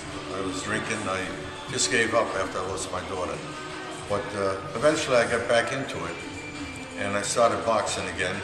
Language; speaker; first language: English; native; English